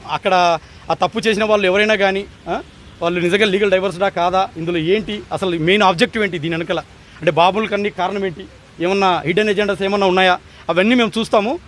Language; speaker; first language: Telugu; native; Telugu